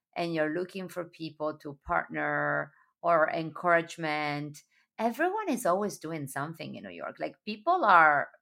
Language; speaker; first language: English; non-native, fluent; Italian